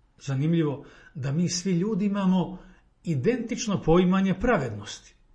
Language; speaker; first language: Croatian; native; Croatian